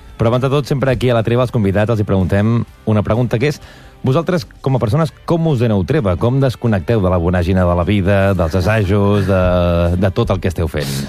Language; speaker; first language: Catalan; native; Catalan